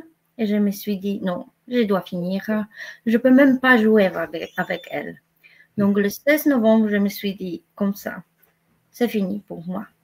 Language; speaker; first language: French; non-native, fluent; Polish